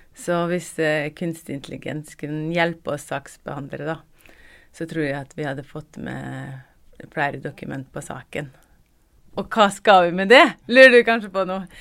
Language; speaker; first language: Norwegian; native; Norwegian